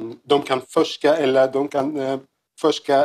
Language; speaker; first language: Swedish; non-native, learner; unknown